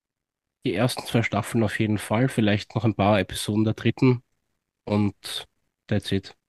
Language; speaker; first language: German; native; German